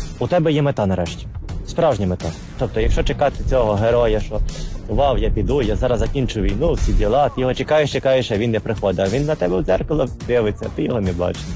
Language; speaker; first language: Ukrainian; native; Ukrainian